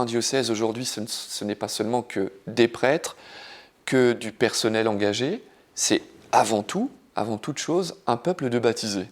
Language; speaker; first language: French; native; French